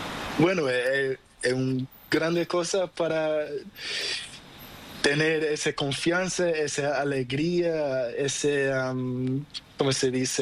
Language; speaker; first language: Spanish; non-native, learner; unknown